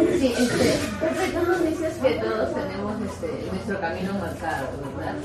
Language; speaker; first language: Spanish; non-native, learner; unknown